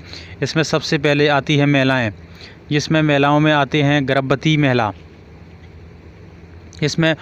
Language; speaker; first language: Hindi; native; Hindi